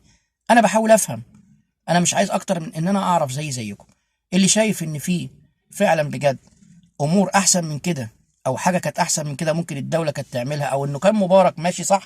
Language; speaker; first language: Arabic; native; Arabic